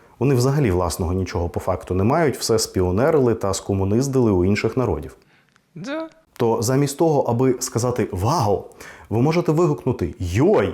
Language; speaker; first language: Ukrainian; non-native, local second language; Russian